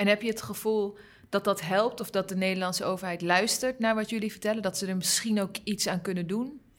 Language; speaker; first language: Dutch; non-native, learner; Uyghur